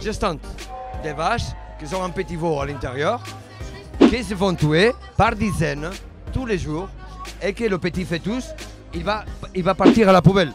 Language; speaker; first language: French; non-native, fluent; Spanish